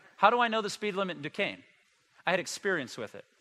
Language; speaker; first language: English; native; English